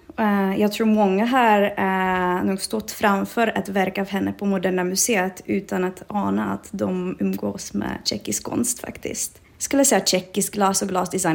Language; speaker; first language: Swedish; non-native, fluent; Czech